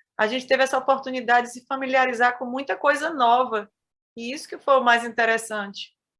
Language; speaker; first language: Portuguese; native; Portuguese